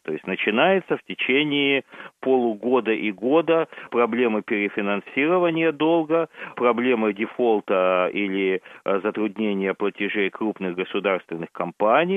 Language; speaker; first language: Russian; native; Russian